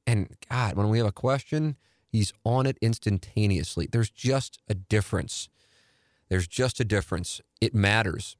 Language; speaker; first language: English; native; English